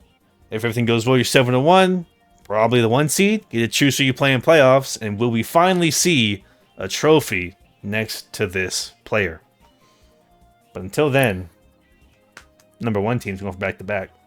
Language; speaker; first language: English; native; English